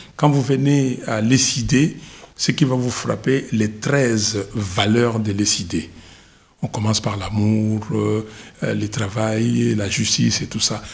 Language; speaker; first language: French; non-native, local second language; Lingala